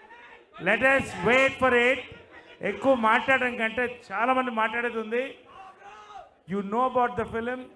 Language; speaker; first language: Telugu; native; Telugu